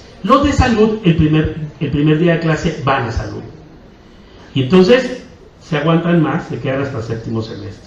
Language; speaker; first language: Spanish; native; Spanish